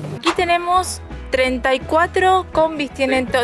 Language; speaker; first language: Spanish; native; Spanish